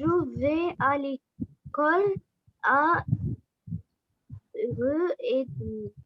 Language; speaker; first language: French; non-native, learner; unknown